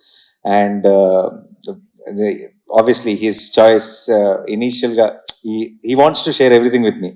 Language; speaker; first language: Telugu; native; Telugu